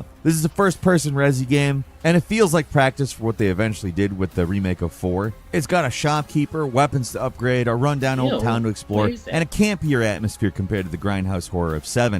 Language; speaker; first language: English; native; English